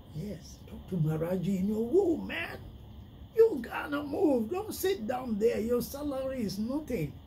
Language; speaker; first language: English; non-native, local second language; Yoruba